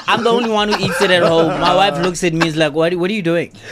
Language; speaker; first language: English; non-native, local second language; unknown